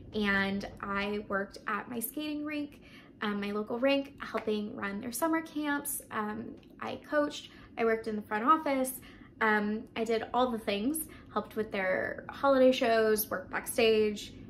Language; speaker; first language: English; native; English